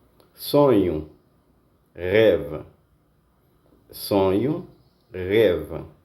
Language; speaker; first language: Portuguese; non-native, learner; Haitian Creole